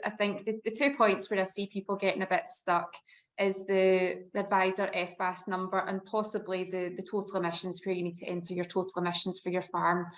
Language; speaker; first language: English; native; English